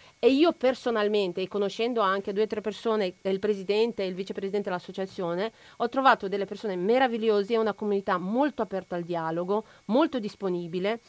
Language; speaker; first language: Italian; non-native, fluent; Romanian